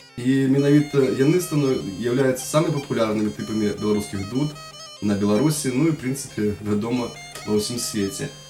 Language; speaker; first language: Belarusian; native; Belarusian